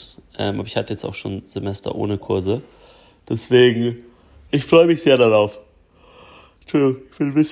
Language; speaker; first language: German; native; German